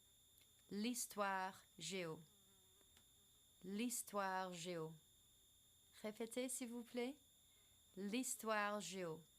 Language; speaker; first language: French; non-native, fluent; English